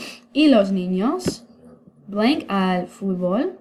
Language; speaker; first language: Spanish; non-native, fluent; English